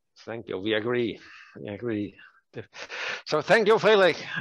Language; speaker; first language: English; non-native, fluent; Danish